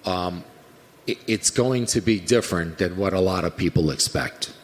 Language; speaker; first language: English; non-native, fluent; Portuguese